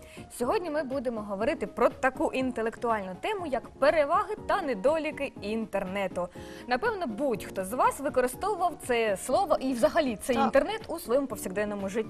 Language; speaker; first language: Ukrainian; native; Ukrainian